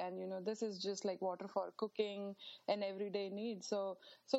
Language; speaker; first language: English; non-native, local second language; Marathi